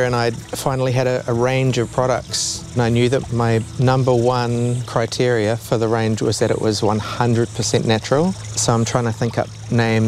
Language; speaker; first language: English; native; English